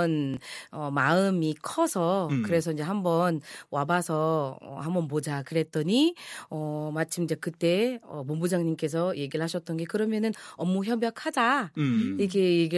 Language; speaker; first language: Korean; non-native, fluent; Filipino